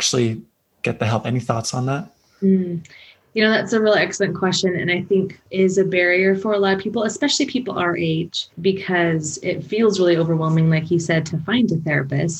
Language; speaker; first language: English; native; English